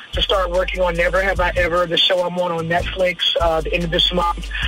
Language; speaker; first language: English; native; English